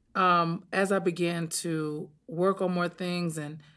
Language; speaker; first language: English; native; English